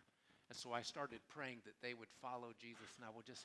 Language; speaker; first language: English; native; English